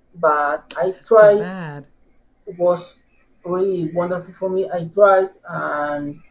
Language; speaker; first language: English; non-native, learner; Spanish